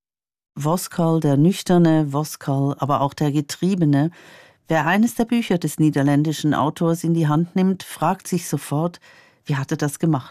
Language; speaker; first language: German; native; German